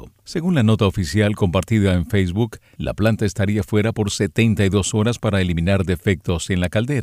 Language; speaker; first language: Spanish; native; Spanish